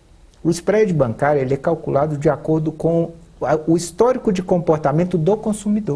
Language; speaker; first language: Portuguese; native; Portuguese